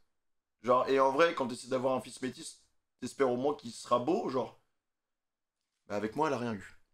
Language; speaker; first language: French; native; French